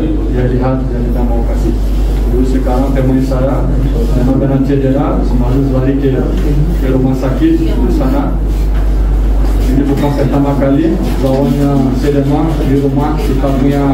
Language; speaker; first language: Indonesian; non-native, fluent; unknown